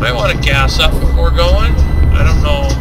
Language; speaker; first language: English; native; English